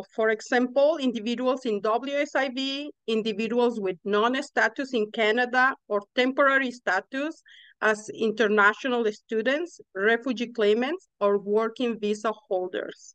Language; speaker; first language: English; non-native, fluent; Spanish